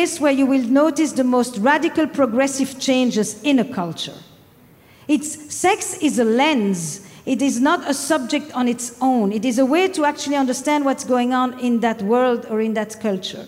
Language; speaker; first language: English; non-native, fluent; French